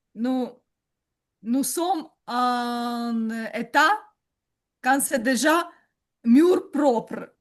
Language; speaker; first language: French; non-native, learner; Ukrainian